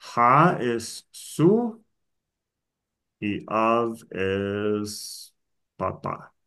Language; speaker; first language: Spanish; non-native, fluent; English